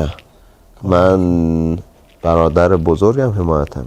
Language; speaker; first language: Persian; native; Persian